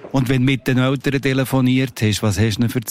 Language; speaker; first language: German; native; German